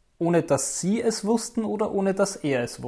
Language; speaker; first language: German; native; German